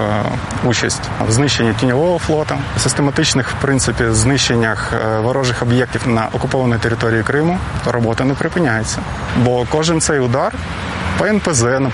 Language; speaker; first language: Ukrainian; native; Ukrainian